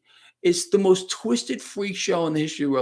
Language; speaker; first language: English; native; English